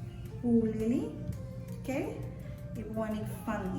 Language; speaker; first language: French; non-native, learner; Haitian Creole